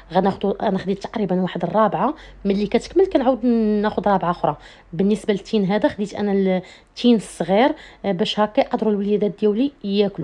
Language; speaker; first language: Arabic; native; Arabic